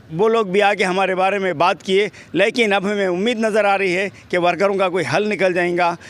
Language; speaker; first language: Urdu; native; Urdu